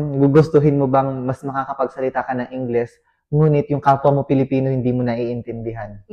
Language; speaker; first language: Filipino; native; Filipino